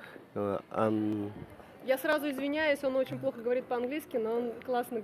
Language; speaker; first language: Russian; native; Russian